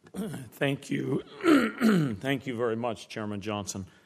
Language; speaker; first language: English; native; English